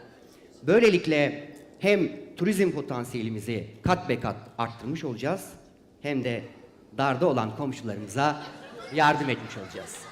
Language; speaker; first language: Turkish; native; Turkish